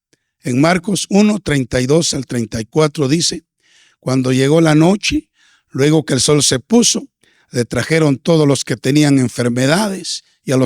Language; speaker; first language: Spanish; native; Spanish